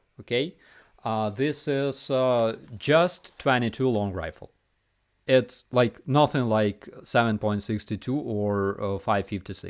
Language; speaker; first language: English; non-native, fluent; Ukrainian